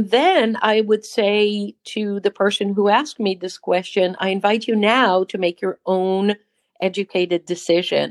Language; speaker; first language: English; non-native, fluent; Hebrew